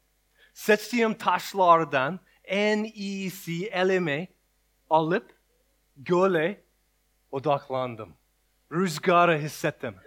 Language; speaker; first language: Turkish; non-native, learner; English